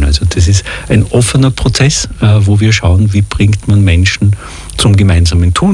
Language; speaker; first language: German; native; German